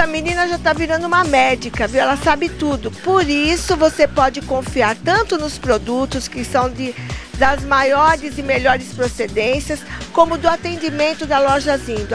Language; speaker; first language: Portuguese; native; Portuguese